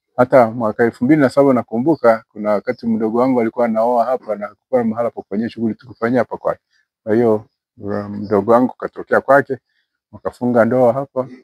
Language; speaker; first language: Swahili; non-native, local second language; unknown